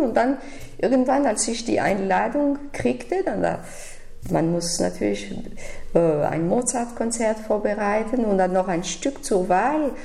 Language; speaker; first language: German; non-native, fluent; French